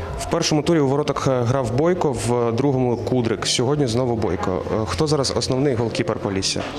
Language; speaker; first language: Ukrainian; native; Ukrainian